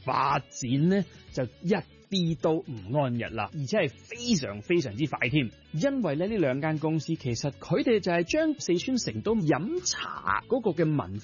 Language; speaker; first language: Cantonese; native; Cantonese